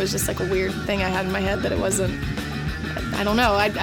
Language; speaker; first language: English; native; English